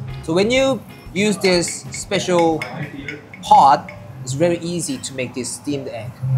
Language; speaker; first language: English; non-native, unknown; Korean